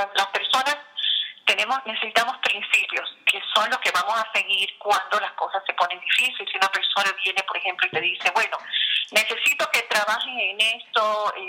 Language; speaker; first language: Spanish; native; Spanish